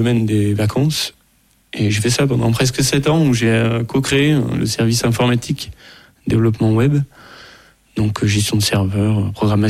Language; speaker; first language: French; native; French